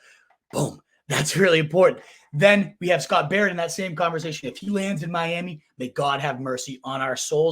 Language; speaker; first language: English; native; English